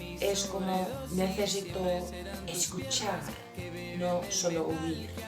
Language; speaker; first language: Spanish; non-native, learner; English